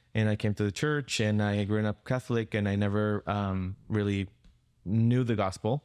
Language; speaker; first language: English; non-native, fluent; Spanish